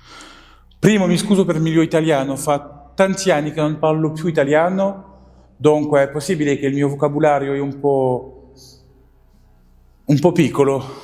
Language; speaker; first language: Italian; non-native, learner; French